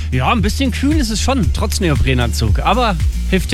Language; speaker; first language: German; native; German